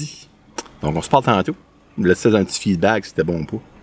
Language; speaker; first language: French; native; French